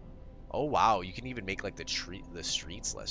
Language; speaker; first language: English; native; English